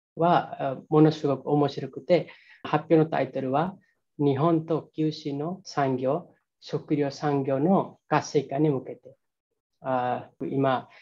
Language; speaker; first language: Japanese; non-native, fluent; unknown